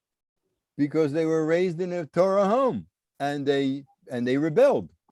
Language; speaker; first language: English; native; English